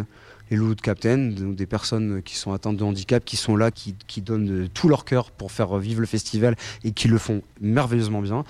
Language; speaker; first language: French; native; French